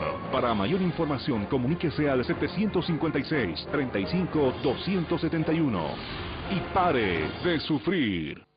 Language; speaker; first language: Spanish; native; Spanish